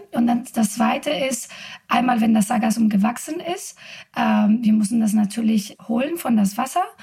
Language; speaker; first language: German; non-native, fluent; Spanish